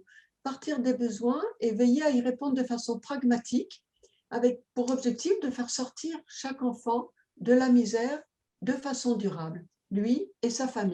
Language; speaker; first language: French; native; French